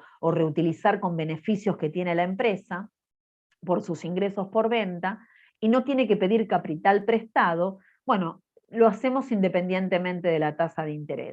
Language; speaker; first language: Spanish; native; Spanish